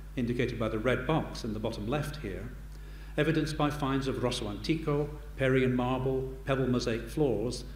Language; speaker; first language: English; native; English